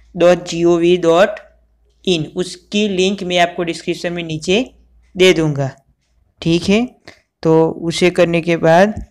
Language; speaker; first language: Hindi; non-native, local second language; Gujarati